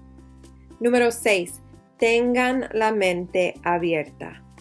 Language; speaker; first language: Spanish; non-native, fluent; English